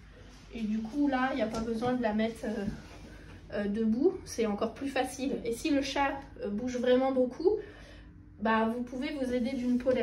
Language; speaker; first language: French; native; French